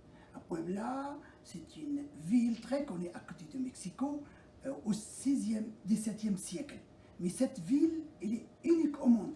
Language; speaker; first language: French; non-native, local second language; Arabic